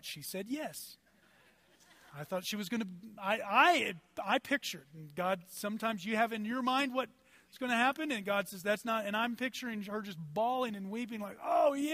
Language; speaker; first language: English; native; English